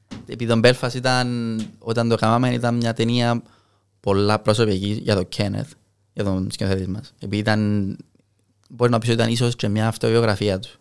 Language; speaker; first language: Greek; native; Greek